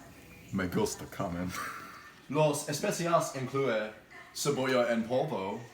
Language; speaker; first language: Spanish; non-native, learner; English